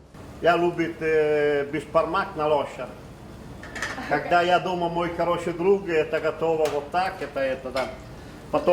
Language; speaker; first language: Russian; non-native, learner; Italian